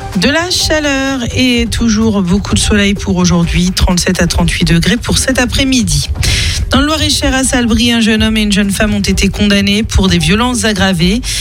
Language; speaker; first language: French; native; French